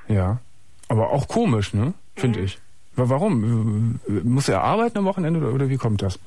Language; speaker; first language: German; native; German